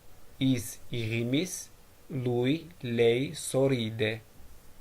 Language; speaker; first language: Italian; non-native, fluent; Georgian